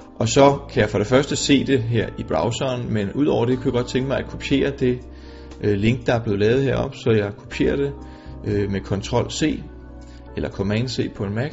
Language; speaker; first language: Danish; native; Danish